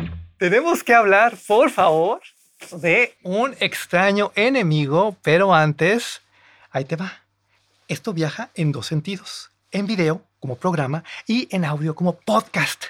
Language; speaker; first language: Spanish; native; Spanish